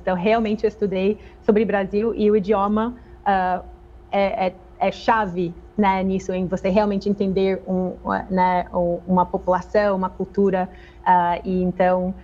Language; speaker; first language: Portuguese; non-native, fluent; English